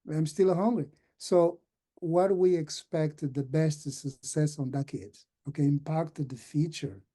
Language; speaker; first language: English; non-native, fluent; Portuguese